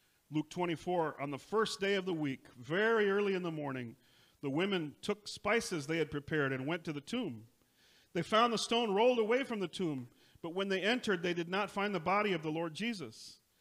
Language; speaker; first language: English; native; English